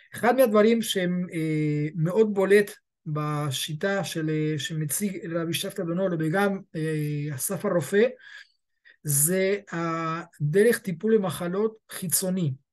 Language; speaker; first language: Hebrew; early bilingual, other home language; Spanish